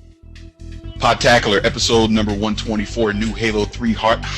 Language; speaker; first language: English; native; English